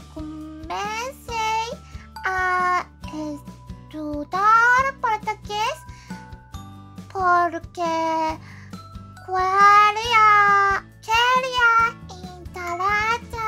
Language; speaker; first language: Portuguese; non-native, learner; Japanese